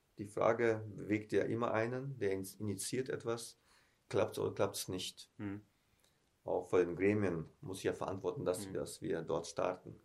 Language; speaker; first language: German; early bilingual, heritage; German